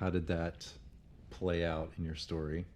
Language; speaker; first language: English; native; English